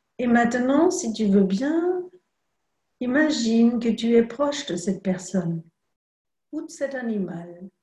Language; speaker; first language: French; non-native, fluent; German